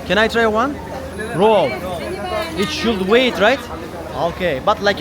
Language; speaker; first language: English; non-native, learner; Turkish